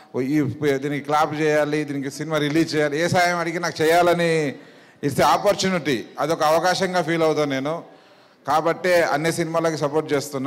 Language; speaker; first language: Telugu; native; Telugu